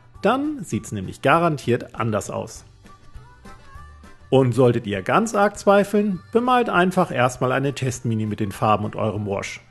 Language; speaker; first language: German; native; German